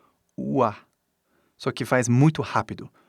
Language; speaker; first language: Portuguese; non-native, fluent; English